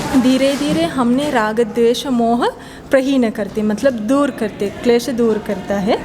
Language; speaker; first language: Hindi; non-native, fluent; Sinhala